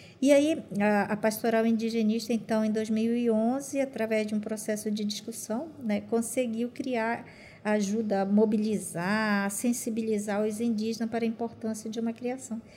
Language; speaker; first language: Portuguese; non-native, local second language; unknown